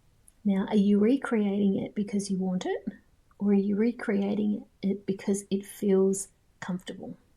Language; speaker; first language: English; native; English